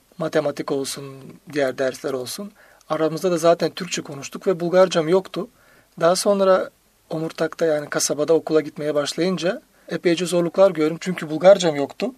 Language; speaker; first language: Turkish; native; Turkish